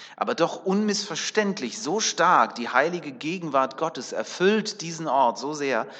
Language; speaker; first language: German; early bilingual, other home language; Russian